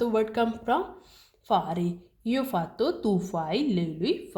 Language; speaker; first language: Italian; non-native, learner; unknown